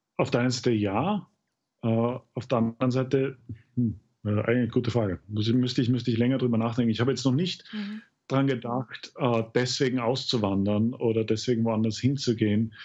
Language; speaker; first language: German; native; German